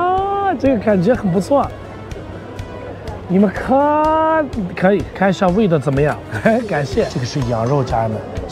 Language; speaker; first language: Chinese; non-native, fluent; Arabic